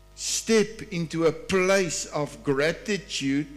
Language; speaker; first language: English; non-native, local second language; Afrikaans